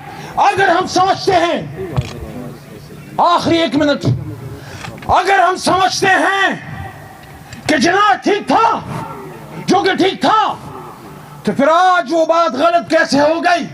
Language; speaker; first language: Urdu; native; Urdu